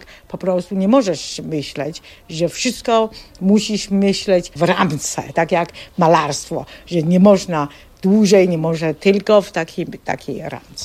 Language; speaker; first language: Polish; non-native, fluent; Chinese